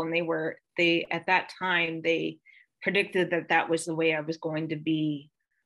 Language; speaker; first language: English; native; English